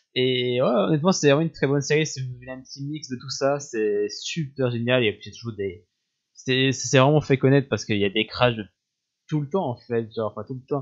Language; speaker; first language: French; native; French